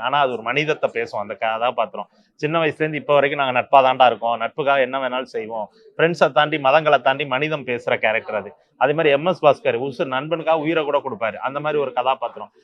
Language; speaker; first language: Tamil; native; Tamil